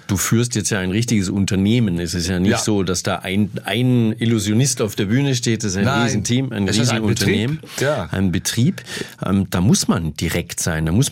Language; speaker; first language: German; native; German